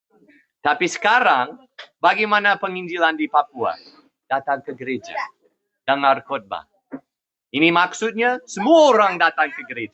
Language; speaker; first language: Indonesian; non-native, fluent; English